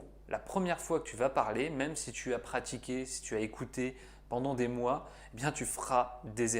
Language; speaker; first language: French; native; French